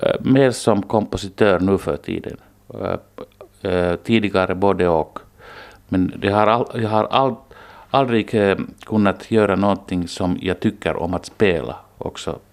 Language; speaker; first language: Swedish; non-native, local second language; Finnish